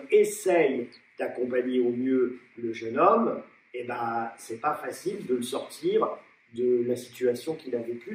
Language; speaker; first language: French; native; French